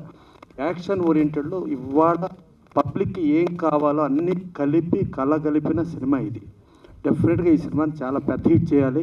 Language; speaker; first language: Telugu; native; Telugu